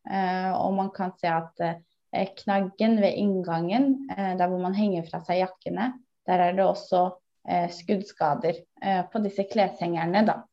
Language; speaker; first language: Norwegian; early bilingual, other home language; Somali